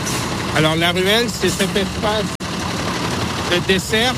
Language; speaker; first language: French; native; French